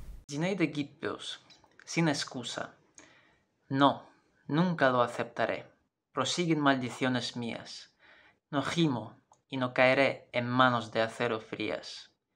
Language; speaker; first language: Spanish; non-native, fluent; Russian